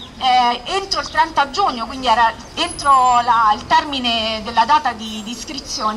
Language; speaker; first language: Italian; native; Italian